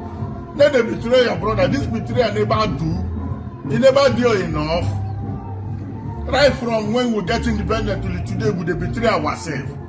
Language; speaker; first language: Nigerian Pidgin; non-native, local second language; Igbo